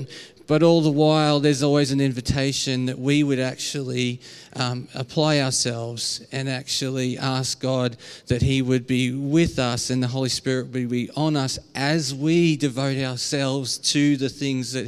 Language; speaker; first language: English; native; English